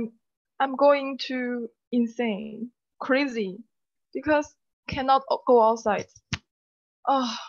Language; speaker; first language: English; non-native, learner; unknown